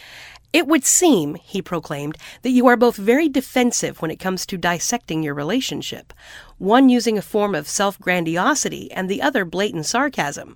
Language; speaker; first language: English; native; English